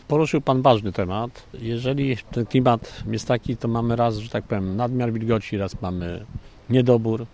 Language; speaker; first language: Polish; native; Polish